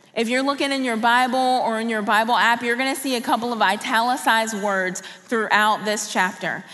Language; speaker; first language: English; native; English